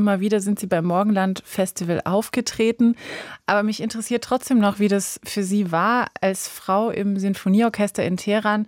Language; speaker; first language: German; native; German